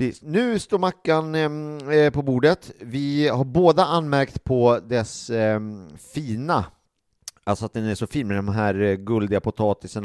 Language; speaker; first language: Swedish; native; Swedish